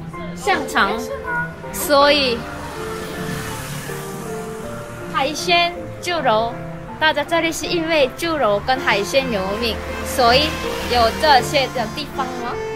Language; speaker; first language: Chinese; non-native, learner; Korean